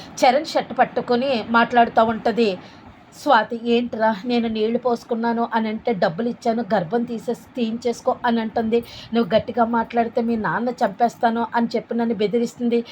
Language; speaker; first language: Telugu; native; Telugu